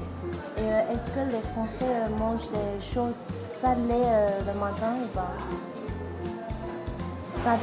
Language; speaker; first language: French; non-native, learner; Chinese